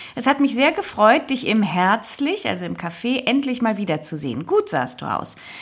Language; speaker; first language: German; native; German